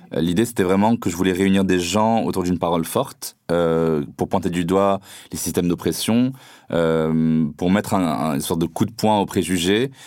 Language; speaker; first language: French; non-native, local second language; Arabic